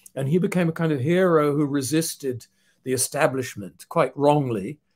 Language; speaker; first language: English; non-native, fluent; Dutch